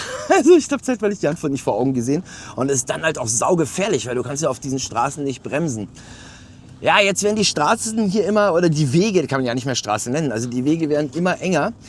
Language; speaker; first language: German; native; German